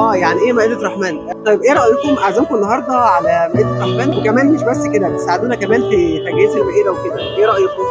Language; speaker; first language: Arabic; native; Arabic